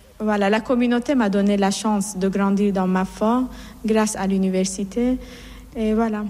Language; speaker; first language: French; non-native, fluent; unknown